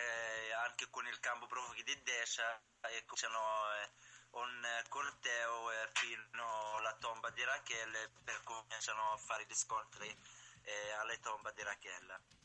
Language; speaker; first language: Italian; non-native, learner; Arabic